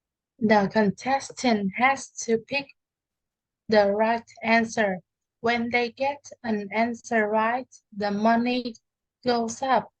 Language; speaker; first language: English; non-native, learner; Vietnamese